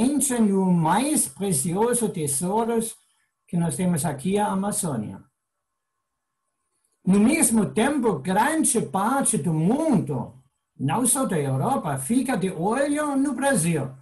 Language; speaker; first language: Portuguese; non-native, fluent; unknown